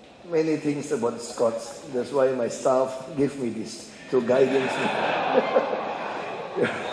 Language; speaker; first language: English; non-native, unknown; Indonesian